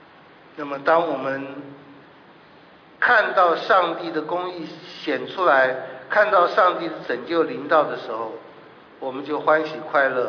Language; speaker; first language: Chinese; native; Chinese